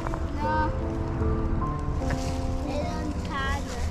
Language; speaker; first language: Italian; early bilingual, other home language; Filipino